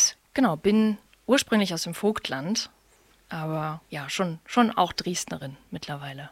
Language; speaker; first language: German; native; German